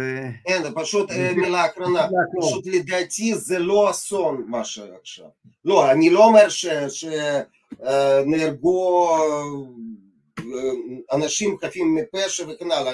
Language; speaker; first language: Hebrew; non-native, fluent; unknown